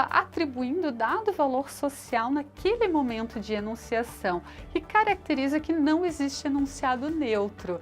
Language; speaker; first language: Portuguese; native; Portuguese